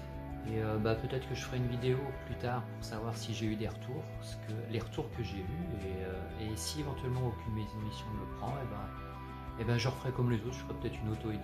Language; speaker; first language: French; native; French